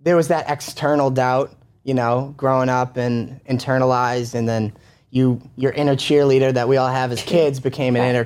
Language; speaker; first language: English; native; English